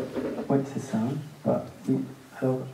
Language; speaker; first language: French; non-native, local second language; German